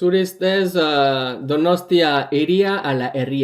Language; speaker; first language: Basque; non-native, learner; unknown